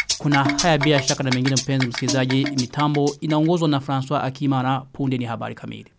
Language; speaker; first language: Swahili; non-native, local second language; Rundi